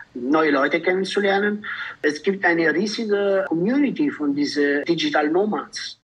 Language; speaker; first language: German; non-native, fluent; Italian